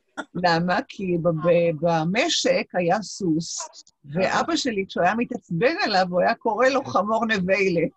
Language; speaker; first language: Hebrew; non-native, local second language; Yiddish